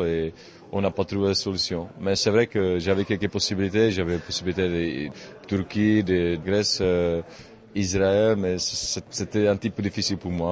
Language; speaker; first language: French; non-native, fluent; Czech